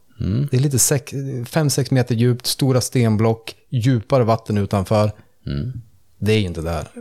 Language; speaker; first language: Swedish; native; Swedish